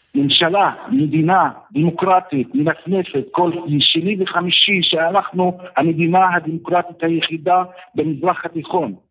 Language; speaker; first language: Hebrew; non-native, fluent; Arabic